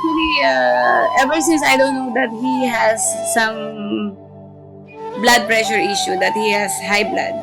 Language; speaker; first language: English; non-native, local second language; Filipino